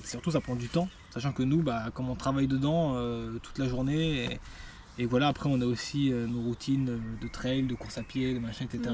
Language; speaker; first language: French; native; French